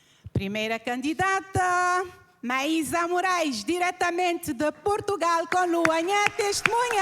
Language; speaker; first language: Portuguese; non-native, local second language; Kabuverdianu